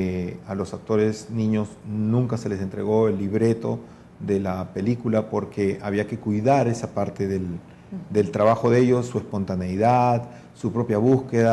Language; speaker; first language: Spanish; native; Spanish